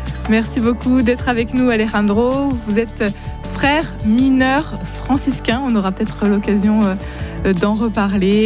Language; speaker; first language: French; native; French